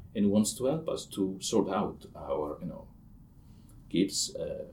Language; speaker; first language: English; non-native, fluent; Italian